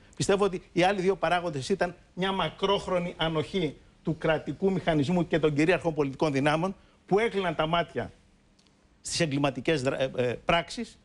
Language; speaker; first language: Greek; native; Greek